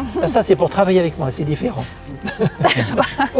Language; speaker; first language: French; native; French